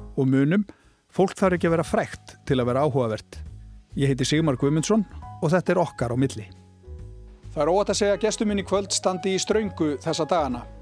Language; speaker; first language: Icelandic; native; Icelandic